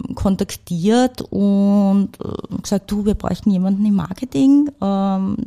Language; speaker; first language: German; native; German